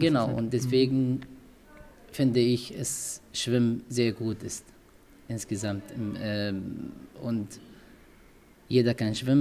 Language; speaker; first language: German; non-native, learner; Arabic